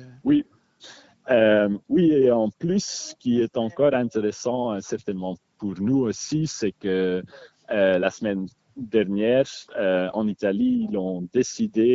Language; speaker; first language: French; non-native, local second language; Dutch